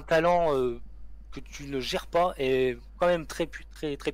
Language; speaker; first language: French; native; French